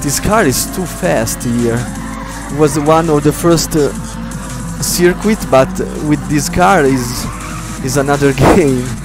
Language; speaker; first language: English; non-native, learner; Italian